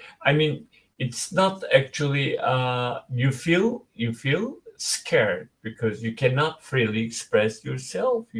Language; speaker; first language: English; non-native, fluent; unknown